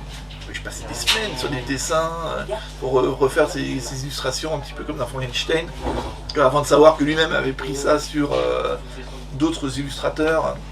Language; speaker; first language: French; native; French